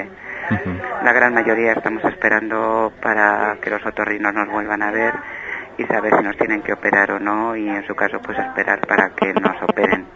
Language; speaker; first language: Spanish; native; Spanish